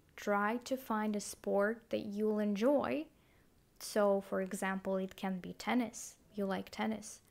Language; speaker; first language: English; non-native, fluent; Ukrainian